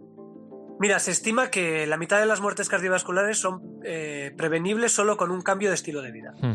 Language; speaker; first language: Spanish; native; Spanish